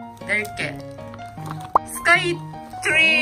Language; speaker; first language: Korean; non-native, learner; Japanese